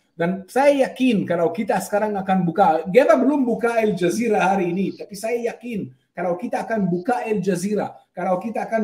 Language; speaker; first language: Indonesian; non-native, fluent; Hebrew